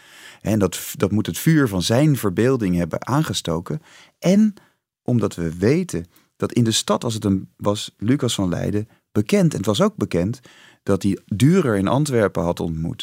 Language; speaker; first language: Dutch; native; Dutch